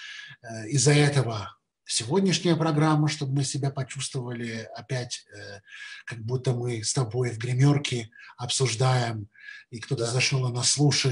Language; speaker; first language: Russian; native; Russian